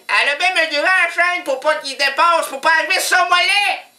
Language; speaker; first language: French; native; French